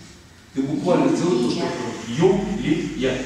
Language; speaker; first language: Russian; native; Russian